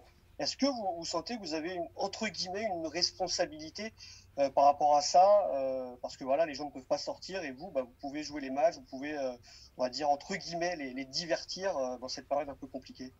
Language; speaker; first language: French; native; French